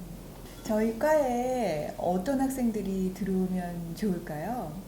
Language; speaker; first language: Korean; native; Korean